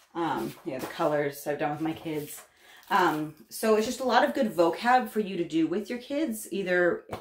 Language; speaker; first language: English; native; English